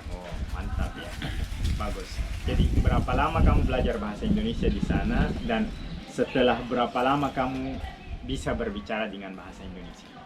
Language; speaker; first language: Indonesian; non-native, fluent; Arabic